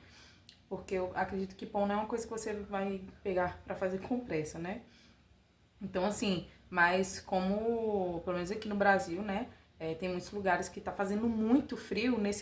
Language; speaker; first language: Portuguese; native; Portuguese